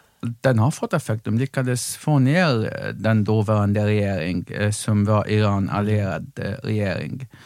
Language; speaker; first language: Swedish; non-native, fluent; Arabic